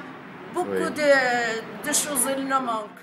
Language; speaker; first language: French; non-native, learner; Arabic